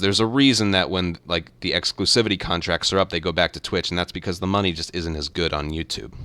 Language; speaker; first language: English; native; English